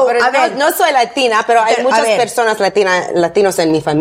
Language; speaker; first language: Spanish; non-native, learner; English